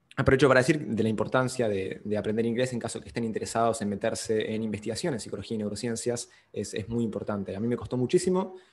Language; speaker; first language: Spanish; native; Spanish